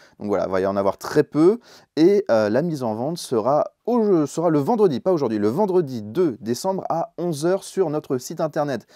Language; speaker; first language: French; native; French